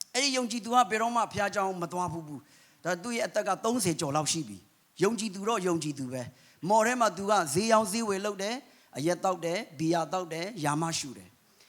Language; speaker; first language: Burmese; non-native, local second language; Kachin